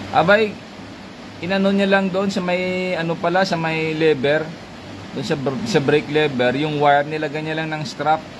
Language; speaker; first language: Filipino; non-native, local second language; Hiligaynon